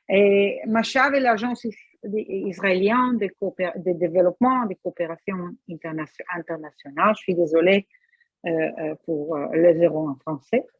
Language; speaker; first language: French; non-native, fluent; Hebrew